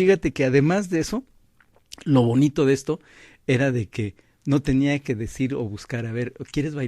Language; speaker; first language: Spanish; native; Spanish